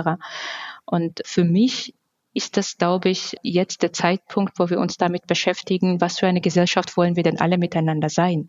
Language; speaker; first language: German; non-native, fluent; Georgian